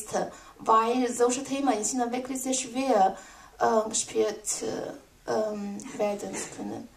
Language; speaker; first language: German; non-native, learner; Chinese